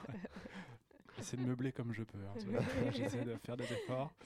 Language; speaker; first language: French; native; French